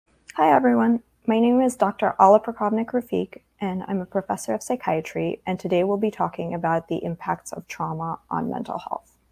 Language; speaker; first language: English; early bilingual, other home language; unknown